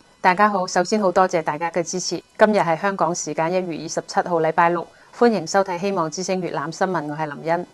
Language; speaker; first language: Chinese; non-native, local second language; Cantonese